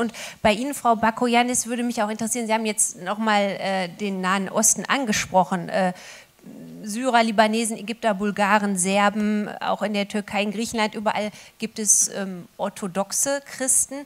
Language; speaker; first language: German; native; German